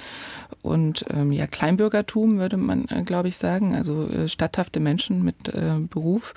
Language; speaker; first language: German; native; German